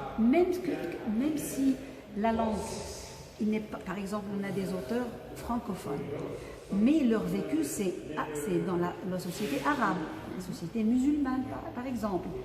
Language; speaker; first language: French; non-native, local second language; Arabic